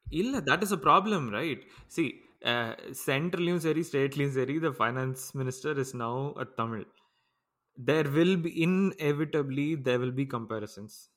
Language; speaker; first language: English; non-native, local second language; Tamil